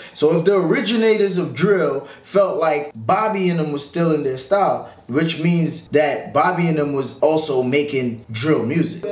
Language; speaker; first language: English; native; English